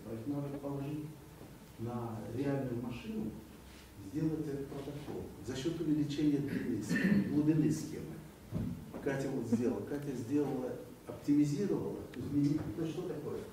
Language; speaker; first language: Russian; native; Russian